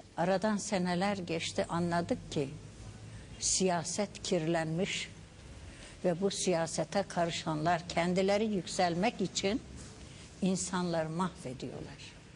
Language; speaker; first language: Turkish; non-native, local second language; Kurdish